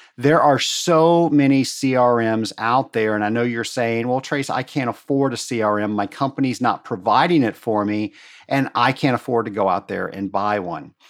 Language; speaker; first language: English; native; English